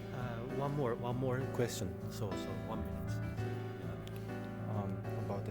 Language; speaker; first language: English; non-native, learner; Japanese